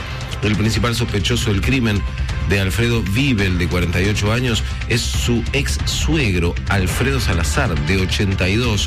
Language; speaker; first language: Spanish; native; Spanish